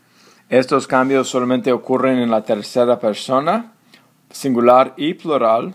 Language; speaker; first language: Spanish; non-native, fluent; English